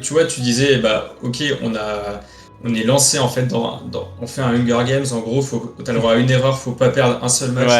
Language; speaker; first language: French; native; French